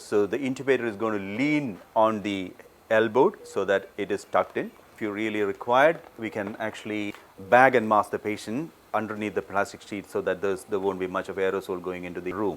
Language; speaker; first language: English; non-native, local second language; Malayalam